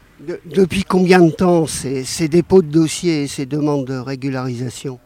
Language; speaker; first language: French; native; French